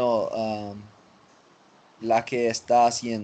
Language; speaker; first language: Spanish; non-native, learner; English